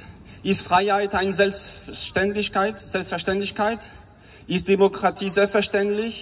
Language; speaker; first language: German; non-native, fluent; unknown